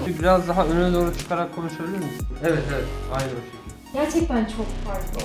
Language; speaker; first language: Turkish; native; Turkish